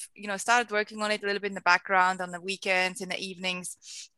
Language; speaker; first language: English; non-native, fluent; Swiss German